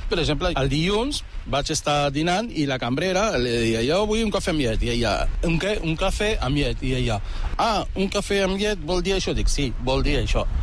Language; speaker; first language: Catalan; early bilingual, other home language; Arabic